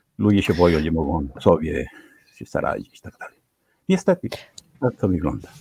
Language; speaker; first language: Polish; non-native, fluent; Spanish